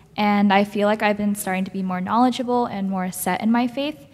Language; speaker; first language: English; non-native, fluent; Romanian